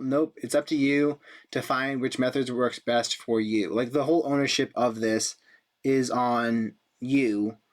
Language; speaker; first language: English; native; English